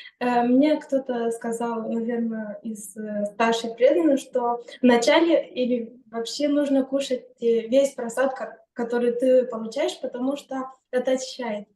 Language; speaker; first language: Russian; non-native, fluent; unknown